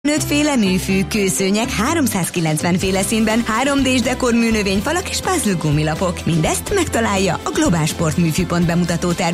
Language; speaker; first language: Hungarian; native; Hungarian